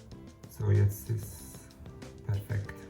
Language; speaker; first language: German; non-native, fluent; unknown